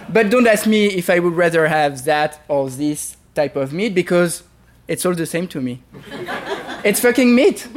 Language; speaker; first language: English; non-native, fluent; French